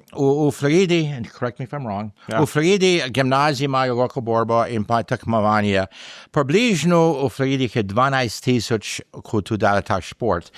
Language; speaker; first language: Slovenian; early bilingual, heritage; English